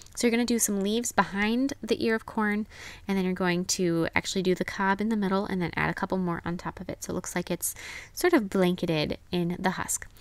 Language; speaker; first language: English; native; English